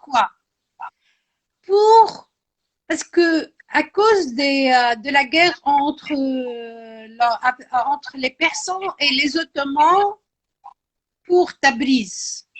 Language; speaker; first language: French; non-native, local second language; Arabic